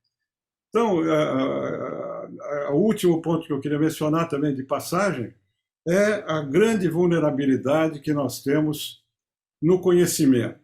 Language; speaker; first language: Portuguese; native; Portuguese